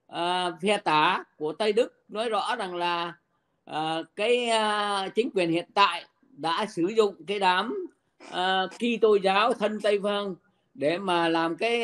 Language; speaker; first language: Vietnamese; native; Vietnamese